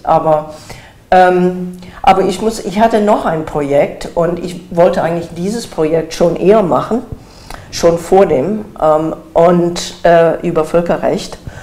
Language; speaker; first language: German; non-native, fluent; English